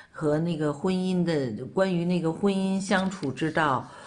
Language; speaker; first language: Chinese; native; Chinese